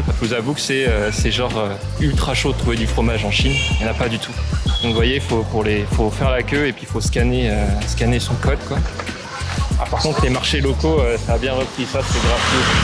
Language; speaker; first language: French; native; French